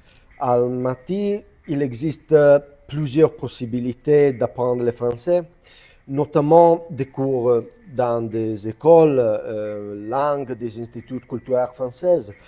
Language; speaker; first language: French; non-native, learner; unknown